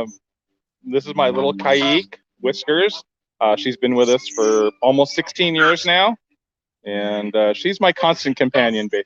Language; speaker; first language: English; native; English